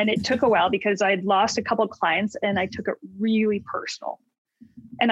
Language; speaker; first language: English; native; English